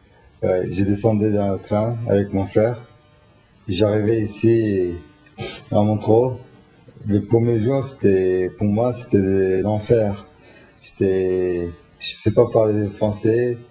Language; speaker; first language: French; non-native, fluent; Turkish